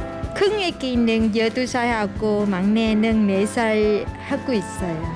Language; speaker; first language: Korean; non-native, learner; Vietnamese